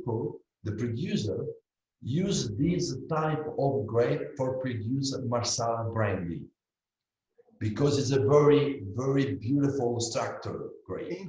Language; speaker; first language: English; non-native, learner; Italian